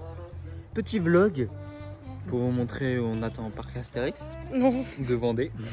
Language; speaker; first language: French; native; French